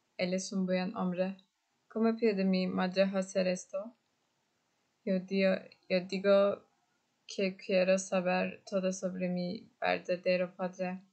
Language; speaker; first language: Spanish; non-native, learner; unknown